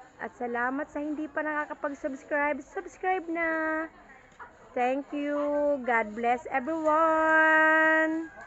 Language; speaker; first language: Filipino; non-native, local second language; Bikol